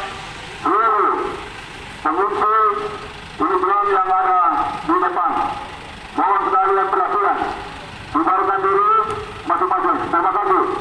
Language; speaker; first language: Malay; native; Malay